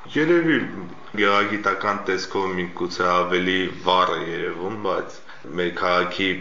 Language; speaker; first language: Armenian; native; Armenian